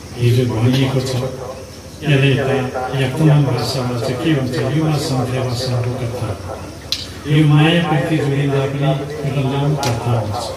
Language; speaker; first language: Nepali; non-native, local second language; Limbu